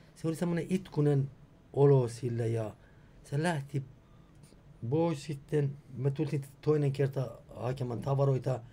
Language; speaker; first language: Finnish; non-native, fluent; Persian